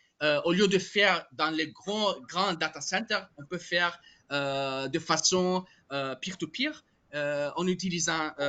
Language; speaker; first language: French; non-native, fluent; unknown